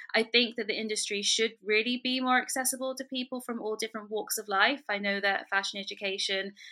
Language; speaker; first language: English; native; English